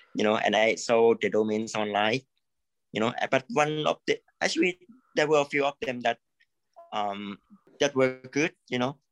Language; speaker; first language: English; non-native, learner; Thai